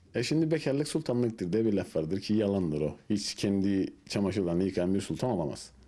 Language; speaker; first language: Turkish; native; Turkish